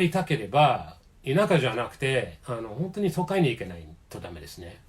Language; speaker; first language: Japanese; non-native, fluent; English